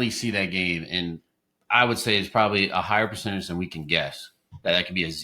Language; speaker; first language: English; native; English